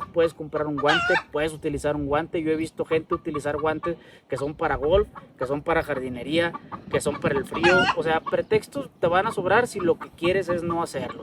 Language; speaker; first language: Spanish; native; Spanish